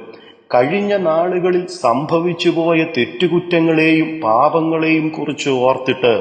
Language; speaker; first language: Malayalam; native; Malayalam